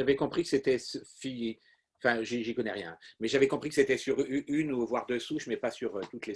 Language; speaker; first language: French; native; French